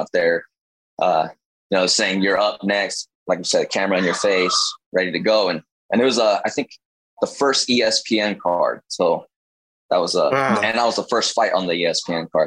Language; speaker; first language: English; native; English